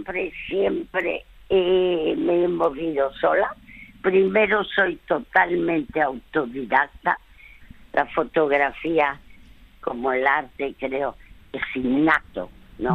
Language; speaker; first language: Spanish; non-native, fluent; French